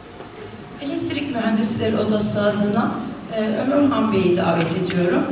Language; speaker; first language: Turkish; native; Turkish